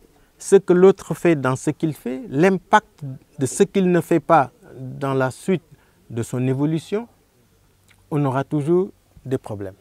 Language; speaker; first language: French; non-native, local second language; Wolof